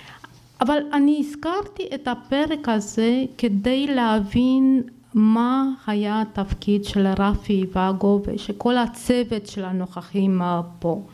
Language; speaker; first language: Hebrew; non-native, fluent; Romanian